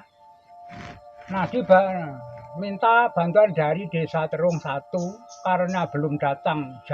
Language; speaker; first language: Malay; non-native, local second language; Javanese